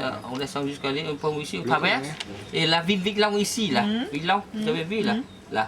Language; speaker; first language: French; non-native, fluent; Vietnamese